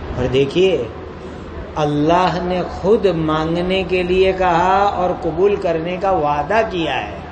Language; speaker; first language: Urdu; non-native, local second language; Gujarati